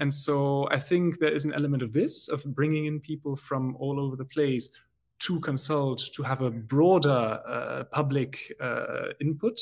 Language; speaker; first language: English; non-native, fluent; German